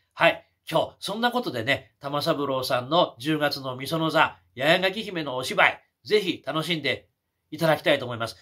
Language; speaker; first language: Japanese; native; Japanese